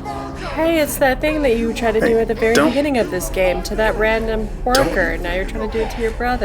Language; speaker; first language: English; native; English